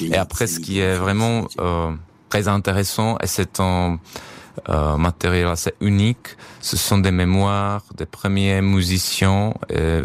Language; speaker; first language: French; non-native, fluent; Czech